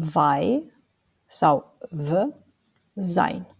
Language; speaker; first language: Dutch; non-native, fluent; Romanian